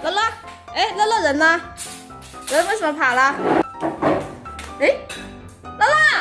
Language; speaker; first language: Chinese; native; Chinese